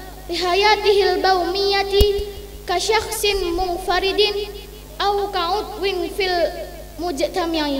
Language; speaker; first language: Arabic; non-native, learner; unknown